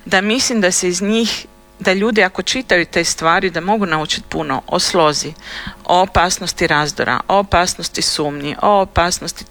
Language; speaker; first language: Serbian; early bilingual, heritage; Serbian